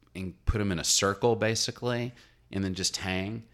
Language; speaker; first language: English; native; English